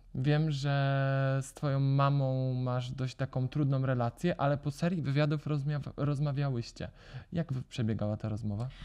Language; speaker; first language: Polish; native; Polish